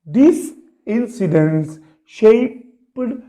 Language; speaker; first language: English; non-native, local second language; Malayalam